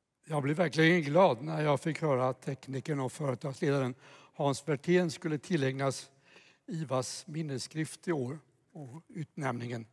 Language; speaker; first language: Swedish; native; Swedish